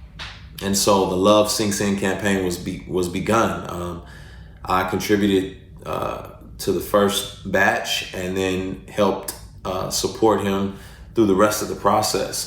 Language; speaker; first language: English; native; English